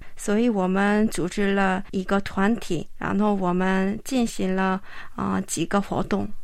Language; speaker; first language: Chinese; non-native, fluent; Korean